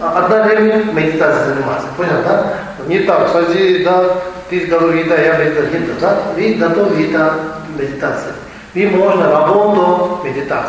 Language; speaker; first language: Russian; non-native, learner; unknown